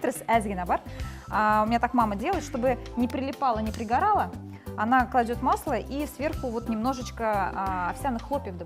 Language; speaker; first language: Russian; native; Russian